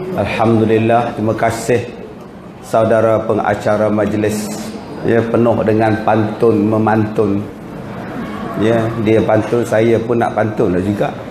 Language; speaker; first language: Malay; native; Malay